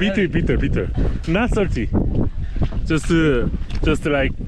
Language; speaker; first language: English; non-native, learner; Korean